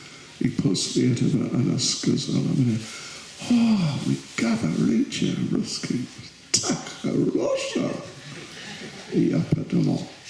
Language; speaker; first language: Russian; non-native, learner; English